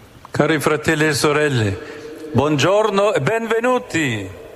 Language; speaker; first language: Italian; non-native, fluent; English